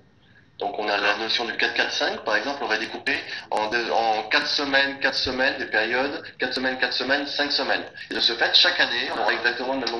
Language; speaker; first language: French; native; French